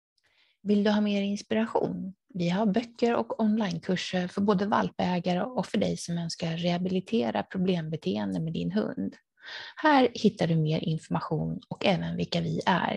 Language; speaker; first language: Swedish; native; Swedish